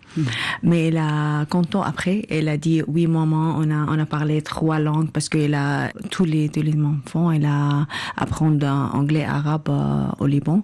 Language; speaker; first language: French; non-native, learner; Arabic